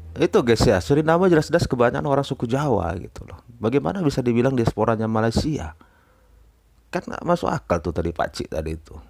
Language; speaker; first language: Indonesian; native; Indonesian